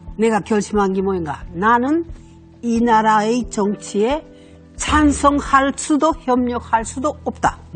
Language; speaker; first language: Korean; early bilingual, heritage; Korean